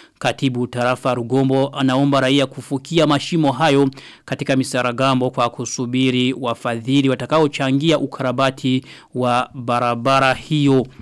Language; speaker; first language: Swahili; non-native, local second language; Rundi